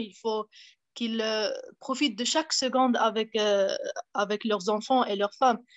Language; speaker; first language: French; non-native, fluent; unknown